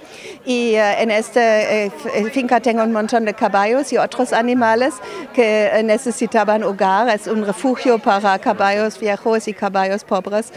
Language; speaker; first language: Spanish; non-native, fluent; German